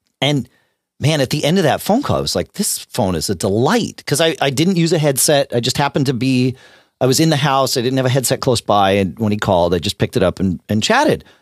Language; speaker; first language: English; native; English